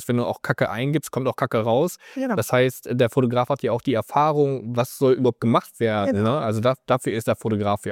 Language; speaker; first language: German; native; German